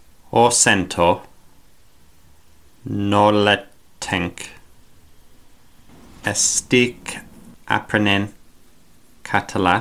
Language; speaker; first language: Catalan; non-native, learner; English